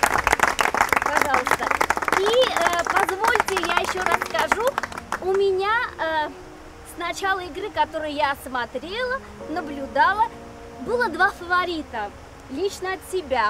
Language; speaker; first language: Russian; non-native, fluent; Armenian